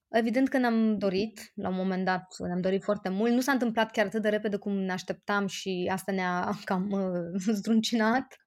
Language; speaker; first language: Romanian; native; Romanian